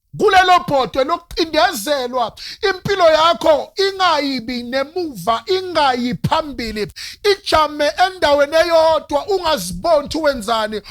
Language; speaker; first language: Zulu; non-native, local second language; Northern Sotho